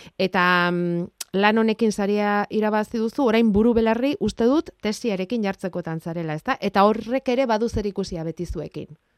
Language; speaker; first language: Basque; native; Basque